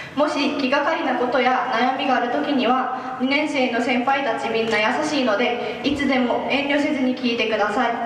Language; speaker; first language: Japanese; non-native, fluent; Korean